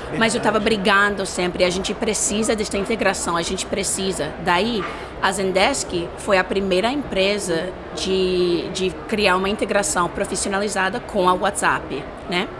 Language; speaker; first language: Portuguese; non-native, fluent; English